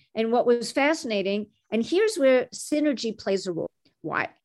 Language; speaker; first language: English; non-native, fluent; French